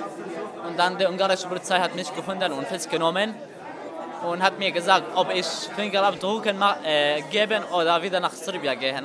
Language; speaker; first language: German; non-native, learner; Arabic